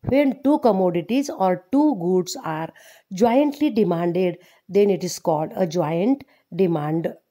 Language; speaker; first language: English; non-native, local second language; Marathi